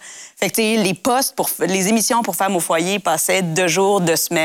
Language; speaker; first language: French; native; French